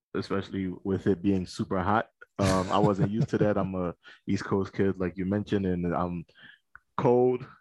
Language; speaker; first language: English; native; English